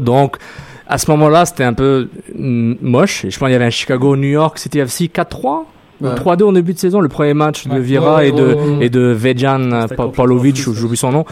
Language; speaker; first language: French; native; French